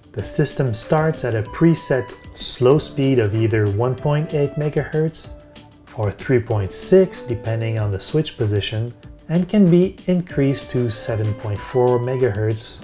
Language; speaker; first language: English; native; English